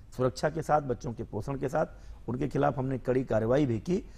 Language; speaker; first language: Hindi; native; Hindi